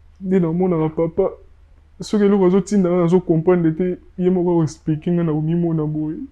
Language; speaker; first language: Lingala; non-native, local second language; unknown